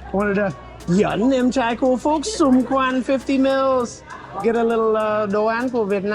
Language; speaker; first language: Vietnamese; non-native, learner; English